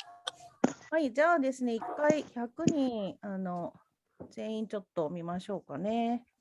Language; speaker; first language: Japanese; non-native, fluent; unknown